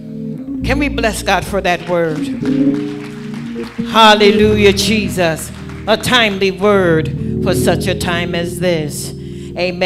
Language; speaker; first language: English; native; English